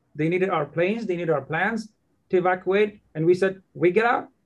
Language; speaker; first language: English; non-native, fluent; Persian